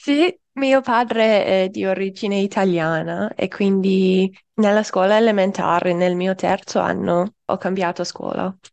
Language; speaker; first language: Italian; non-native, fluent; English